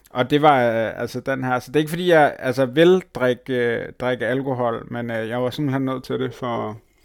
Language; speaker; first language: Danish; native; Danish